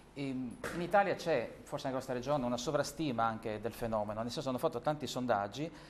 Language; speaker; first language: Italian; native; Italian